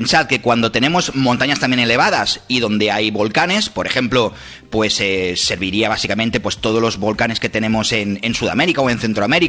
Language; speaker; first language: Spanish; native; Spanish